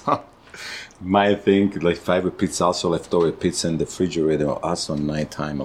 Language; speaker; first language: English; non-native, learner; Italian